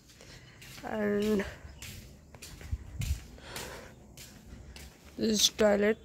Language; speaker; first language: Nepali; non-native, local second language; Maithili